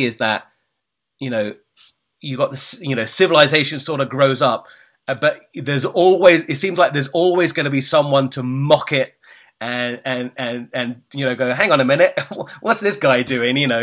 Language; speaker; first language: English; native; English